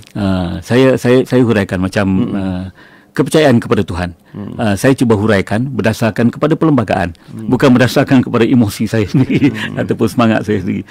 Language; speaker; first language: Malay; native; Malay